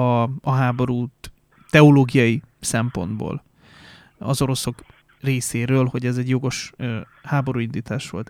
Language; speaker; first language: Hungarian; native; Hungarian